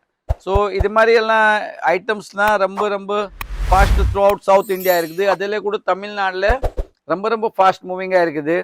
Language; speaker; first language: Tamil; non-native, fluent; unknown